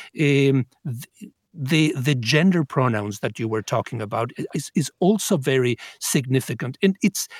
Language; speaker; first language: English; non-native, fluent; Spanish